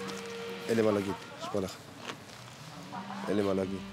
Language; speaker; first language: Hebrew; non-native, local second language; Arabic